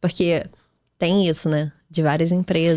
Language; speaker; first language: Portuguese; native; Portuguese